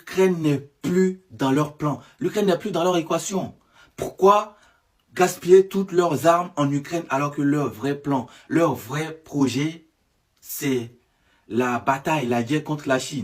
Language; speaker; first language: French; native; French